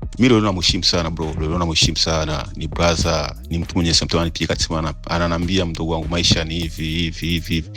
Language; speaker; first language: Swahili; non-native, local second language; Rundi